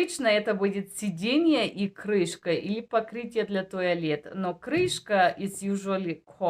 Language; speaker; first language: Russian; non-native, learner; Bulgarian